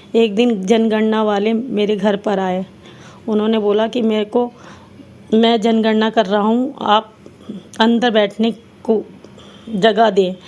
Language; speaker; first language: Hindi; native; Hindi